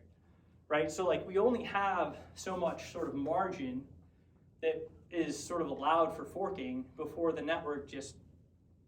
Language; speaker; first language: English; native; English